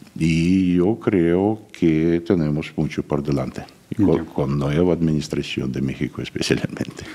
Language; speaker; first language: Spanish; non-native, fluent; Russian